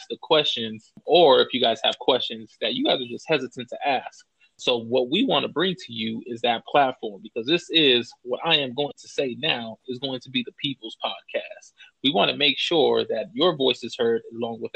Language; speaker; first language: English; native; English